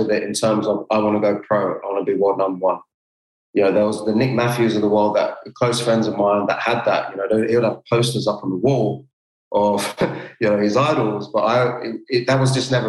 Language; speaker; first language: English; native; English